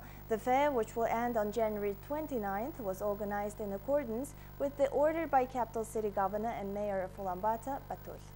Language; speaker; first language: English; non-native, fluent; Mongolian